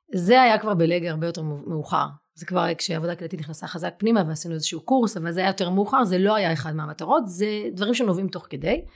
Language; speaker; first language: Hebrew; native; Hebrew